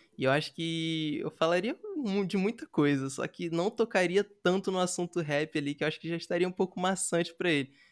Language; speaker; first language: Portuguese; native; Portuguese